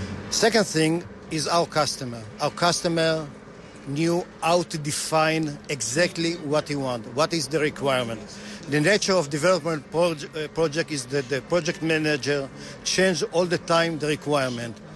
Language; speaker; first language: English; non-native, fluent; Hebrew